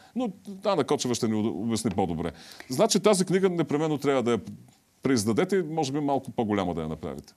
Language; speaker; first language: Bulgarian; native; Bulgarian